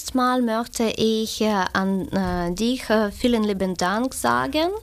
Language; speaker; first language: German; non-native, learner; Ukrainian